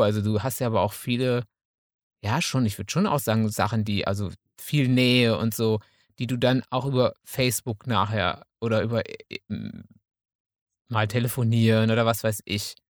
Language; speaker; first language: German; native; German